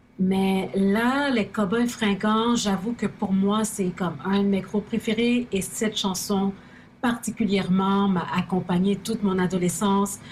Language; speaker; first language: French; early bilingual, other home language; Haitian Creole